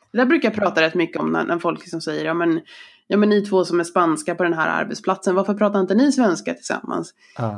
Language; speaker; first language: Swedish; native; Swedish